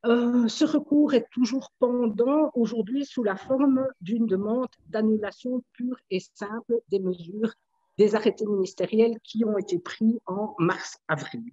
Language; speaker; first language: French; native; French